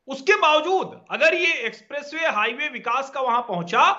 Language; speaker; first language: Hindi; native; Hindi